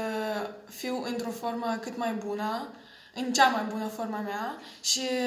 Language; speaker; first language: Romanian; non-native, fluent; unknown